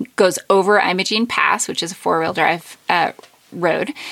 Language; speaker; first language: English; native; English